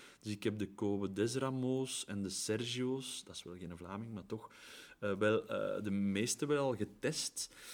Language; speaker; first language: Dutch; native; Dutch